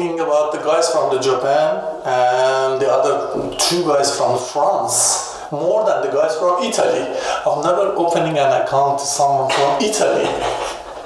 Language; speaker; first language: English; non-native, fluent; Persian